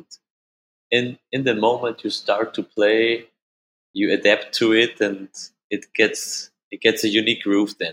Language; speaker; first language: English; non-native, fluent; German